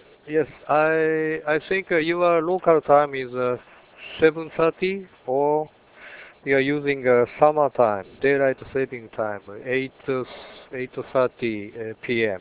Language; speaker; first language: English; non-native, learner; Japanese